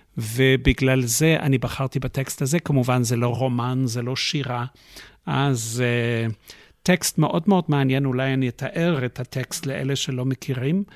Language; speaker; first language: Hebrew; non-native, fluent; English